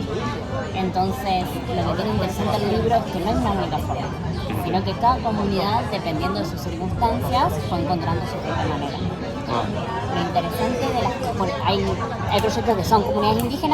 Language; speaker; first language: Spanish; native; Spanish